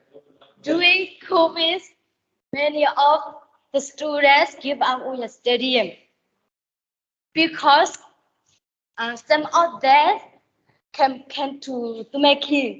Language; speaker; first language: English; non-native, fluent; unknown